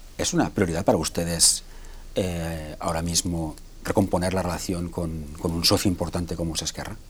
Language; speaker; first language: Spanish; non-native, local second language; Catalan